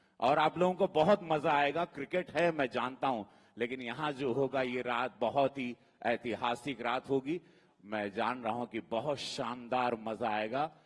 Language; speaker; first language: Hindi; native; Hindi